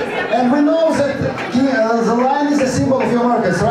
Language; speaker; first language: English; non-native, learner; Russian